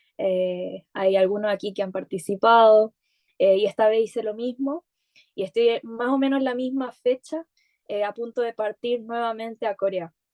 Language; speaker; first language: Spanish; native; Spanish